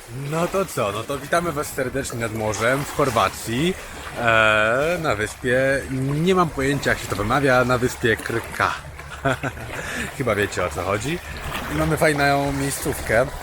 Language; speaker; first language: Polish; native; Polish